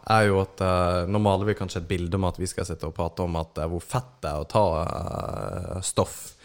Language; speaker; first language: Norwegian; native; Norwegian